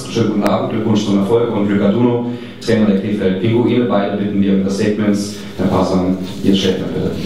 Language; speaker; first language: German; native; German